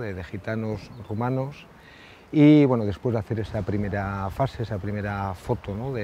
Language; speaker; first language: Spanish; native; Spanish